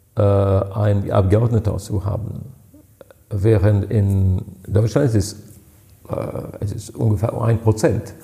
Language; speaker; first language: German; non-native, fluent; French